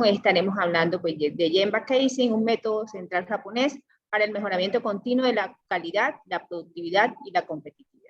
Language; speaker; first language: Spanish; native; Spanish